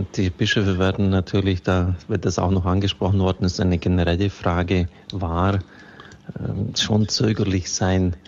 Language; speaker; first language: German; native; German